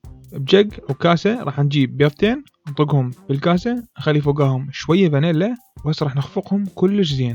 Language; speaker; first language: Arabic; native; Arabic